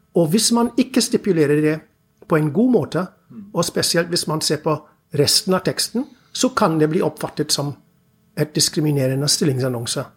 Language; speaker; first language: Norwegian; non-native, fluent; English